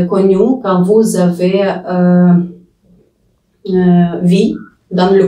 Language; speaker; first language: French; non-native, learner; Russian